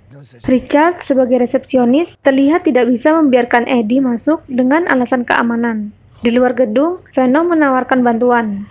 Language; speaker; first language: Indonesian; native; Indonesian